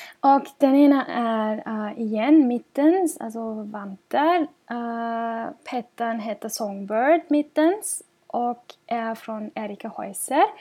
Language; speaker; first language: Swedish; non-native, fluent; German